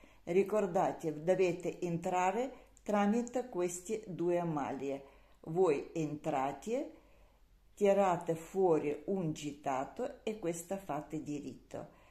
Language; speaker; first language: Italian; non-native, learner; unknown